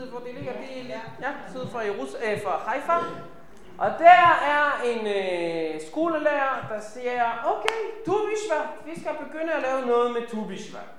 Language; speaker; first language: Danish; non-native, fluent; Hebrew